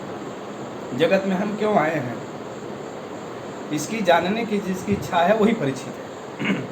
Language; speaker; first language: Hindi; native; Hindi